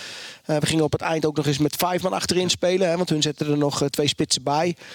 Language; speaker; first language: Dutch; native; Dutch